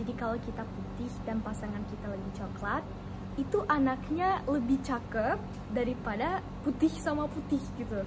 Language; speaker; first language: Indonesian; non-native, fluent; German